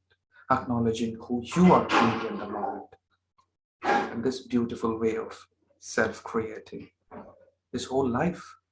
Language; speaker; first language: English; non-native, local second language; Hindi